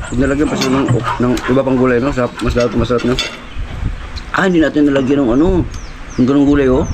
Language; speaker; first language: Filipino; non-native, local second language; Cebuano